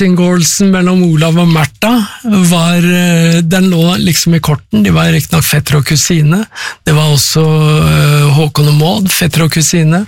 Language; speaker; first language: Norwegian; native; Norwegian